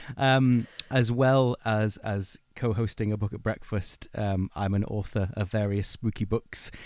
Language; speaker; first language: English; native; English